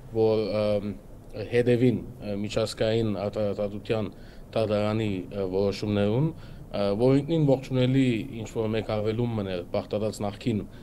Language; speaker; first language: Armenian; native; Armenian